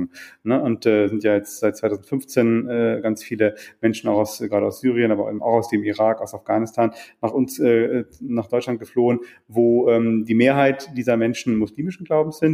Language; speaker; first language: German; native; German